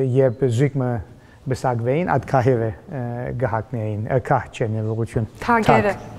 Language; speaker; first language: Armenian; early bilingual, heritage; Armenian